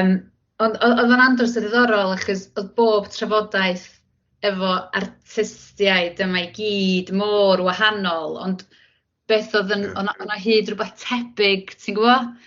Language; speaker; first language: Welsh; native; Welsh